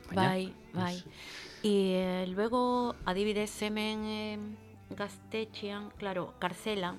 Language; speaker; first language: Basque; non-native, learner; Spanish